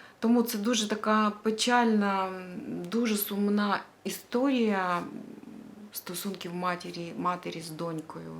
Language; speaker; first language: Ukrainian; non-native, local second language; Russian